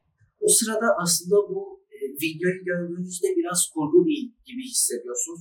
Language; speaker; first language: Turkish; early bilingual, other home language; Arabic